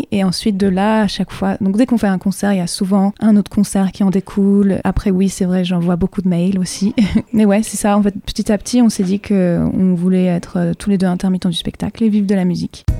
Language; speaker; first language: French; native; French